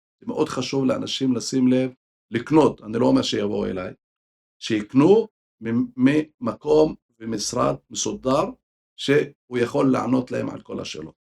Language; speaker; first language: Hebrew; non-native, local second language; Arabic